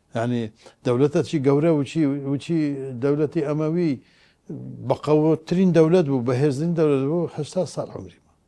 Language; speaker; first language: Central Kurdish; non-native, local second language; Turkish